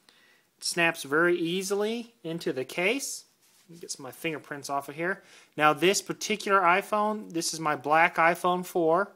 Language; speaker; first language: English; native; English